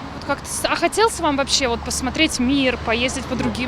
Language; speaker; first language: Russian; native; Russian